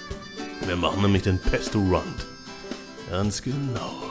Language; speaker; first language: German; native; German